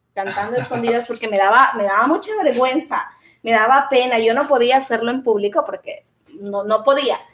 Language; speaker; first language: Spanish; native; Spanish